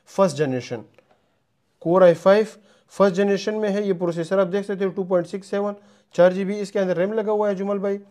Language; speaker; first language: Urdu; non-native, local second language; Punjabi